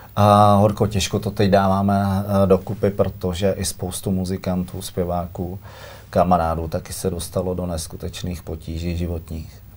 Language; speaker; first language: Czech; native; Czech